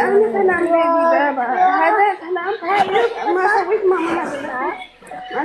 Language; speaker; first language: Arabic; non-native, learner; Amharic